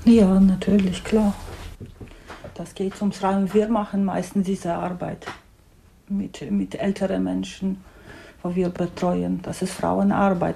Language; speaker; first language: German; non-native, learner; Polish